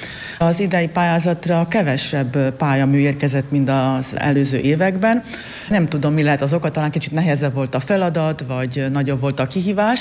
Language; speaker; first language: Hungarian; native; Hungarian